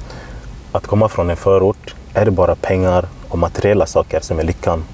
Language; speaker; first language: Swedish; native; Swedish